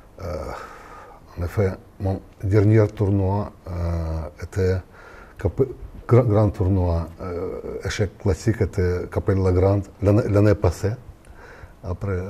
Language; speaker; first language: French; non-native, learner; Russian